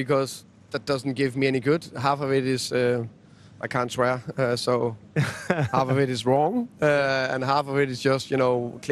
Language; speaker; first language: English; non-native, fluent; Danish